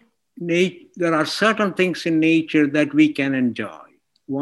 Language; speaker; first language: English; non-native, local second language; Malayalam